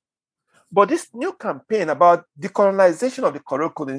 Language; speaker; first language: English; non-native, local second language; Igbo